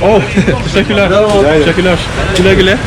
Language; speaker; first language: Turkish; non-native, learner; English